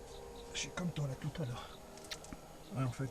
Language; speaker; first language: French; native; French